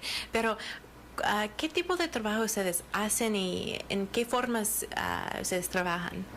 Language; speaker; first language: Spanish; non-native, learner; English